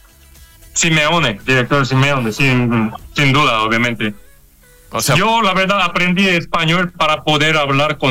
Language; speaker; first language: Spanish; non-native, fluent; Korean